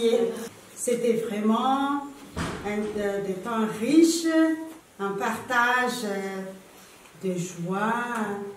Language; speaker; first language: French; non-native, local second language; Malagasy